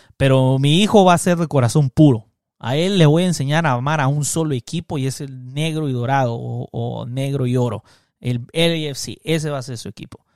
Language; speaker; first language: Spanish; native; Spanish